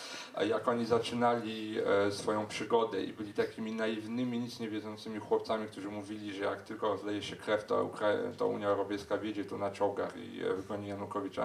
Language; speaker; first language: Polish; native; Polish